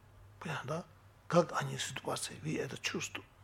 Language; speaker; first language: Russian; non-native, learner; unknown